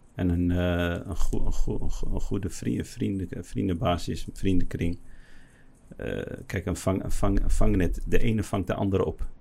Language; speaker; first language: Dutch; early bilingual, other home language; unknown